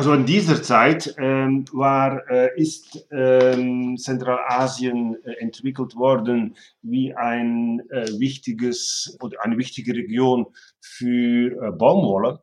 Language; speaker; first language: German; non-native, fluent; Dutch